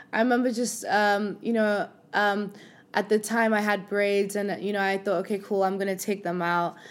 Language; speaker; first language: English; non-native, local second language; Yoruba